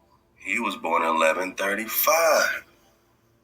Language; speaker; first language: English; native; English